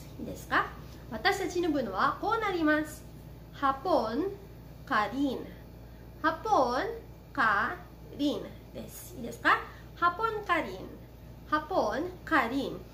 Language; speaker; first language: Japanese; non-native, fluent; Filipino